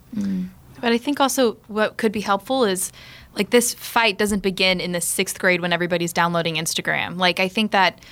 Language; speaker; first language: English; native; English